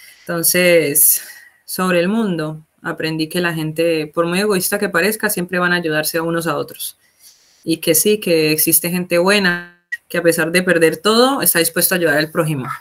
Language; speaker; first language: Spanish; native; Spanish